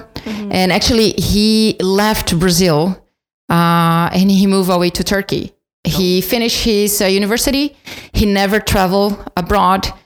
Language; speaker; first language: English; non-native, fluent; Portuguese